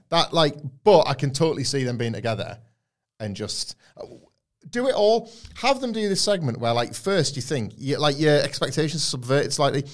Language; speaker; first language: English; native; English